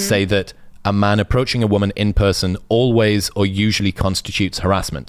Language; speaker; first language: English; native; English